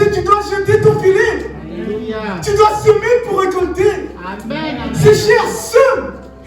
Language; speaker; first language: French; native; French